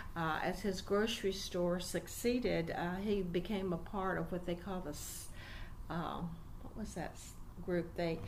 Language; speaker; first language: English; native; English